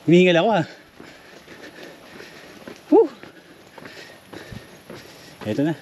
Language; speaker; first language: Filipino; native; Filipino